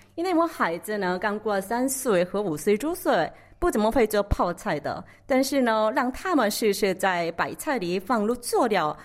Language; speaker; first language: Chinese; non-native, fluent; Korean